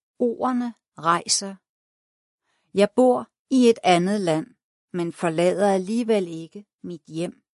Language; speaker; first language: Danish; native; Danish